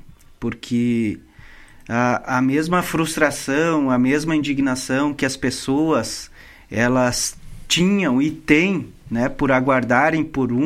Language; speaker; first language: Portuguese; native; Portuguese